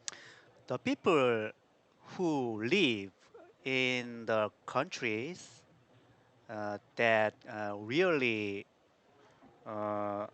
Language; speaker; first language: English; non-native, learner; Korean